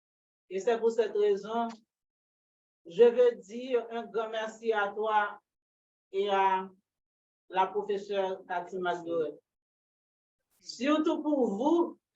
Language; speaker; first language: French; non-native, local second language; Haitian Creole